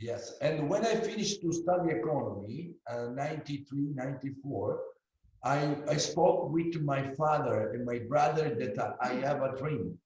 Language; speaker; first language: English; non-native, learner; Italian